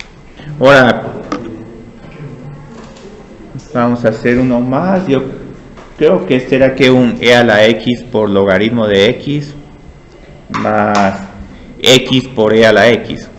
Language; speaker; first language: Spanish; native; Spanish